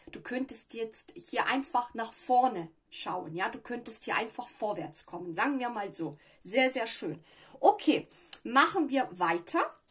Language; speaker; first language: German; non-native, fluent; Italian